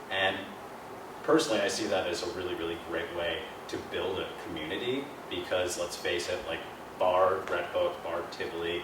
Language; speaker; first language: English; native; English